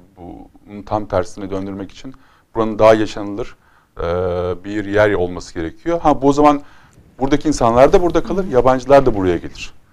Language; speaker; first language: Turkish; native; Turkish